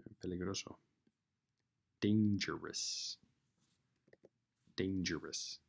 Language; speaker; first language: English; non-native, learner; Spanish